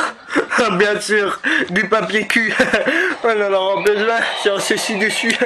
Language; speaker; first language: French; native; French